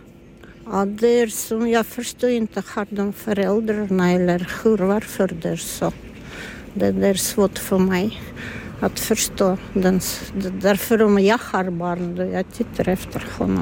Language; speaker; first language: Swedish; non-native, learner; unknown